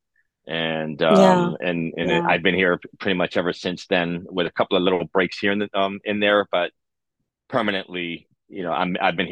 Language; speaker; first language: English; native; English